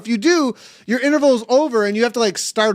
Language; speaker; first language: English; native; English